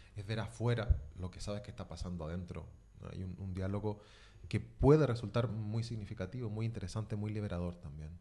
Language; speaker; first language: Spanish; native; Spanish